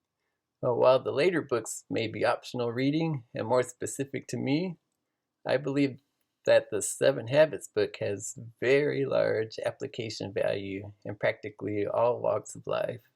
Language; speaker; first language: English; native; English